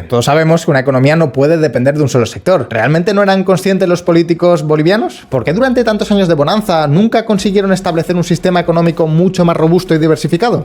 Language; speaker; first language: Spanish; native; Spanish